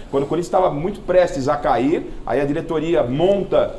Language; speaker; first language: Portuguese; native; Portuguese